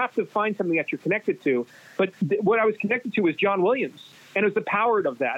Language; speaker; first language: English; native; English